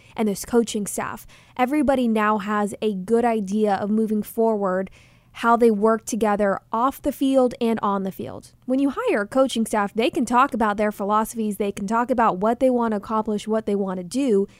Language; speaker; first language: English; native; English